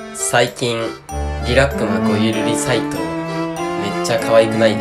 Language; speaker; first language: Japanese; native; Japanese